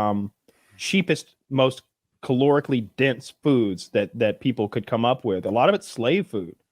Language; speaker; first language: English; native; English